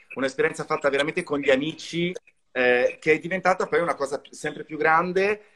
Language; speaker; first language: Italian; native; Italian